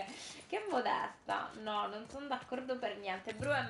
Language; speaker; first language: Italian; native; Italian